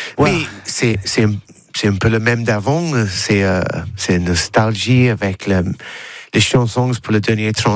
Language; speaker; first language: French; non-native, learner; English